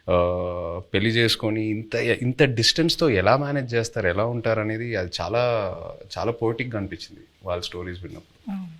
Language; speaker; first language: Telugu; native; Telugu